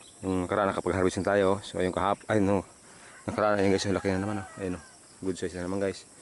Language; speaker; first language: Filipino; non-native, local second language; Bikol